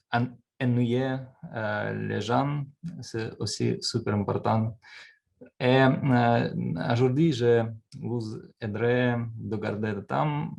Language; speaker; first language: French; non-native, learner; Russian